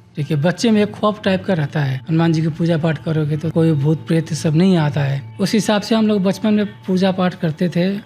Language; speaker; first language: Hindi; non-native, local second language; Bhojpuri